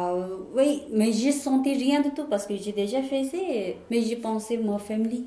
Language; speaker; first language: French; non-native, learner; Tibetan